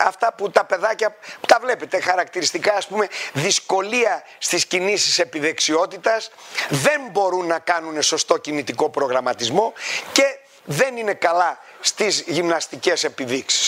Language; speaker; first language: Greek; native; Greek